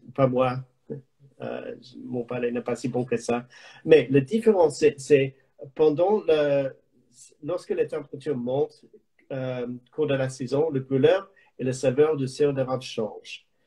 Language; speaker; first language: French; non-native, learner; English